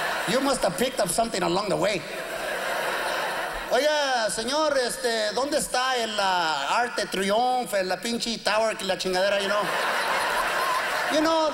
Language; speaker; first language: English; early bilingual, other home language; Spanish